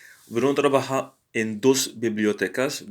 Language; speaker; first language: Spanish; non-native, learner; English